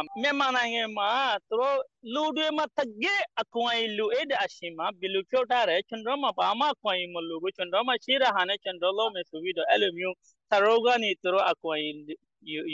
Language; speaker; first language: Burmese; non-native, local second language; Rohingya